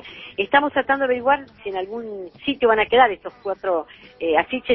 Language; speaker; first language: Spanish; native; Spanish